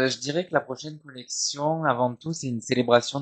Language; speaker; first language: French; native; French